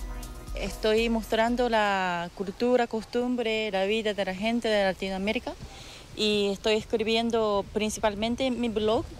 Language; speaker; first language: Spanish; non-native, learner; Japanese